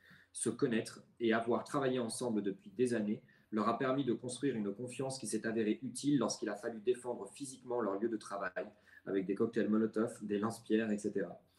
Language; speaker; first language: French; native; French